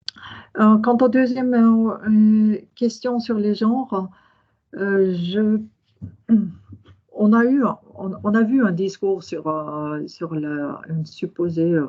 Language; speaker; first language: French; non-native, fluent; Norwegian